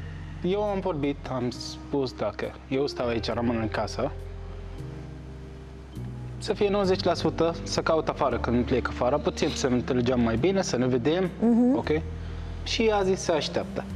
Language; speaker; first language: Romanian; non-native, learner; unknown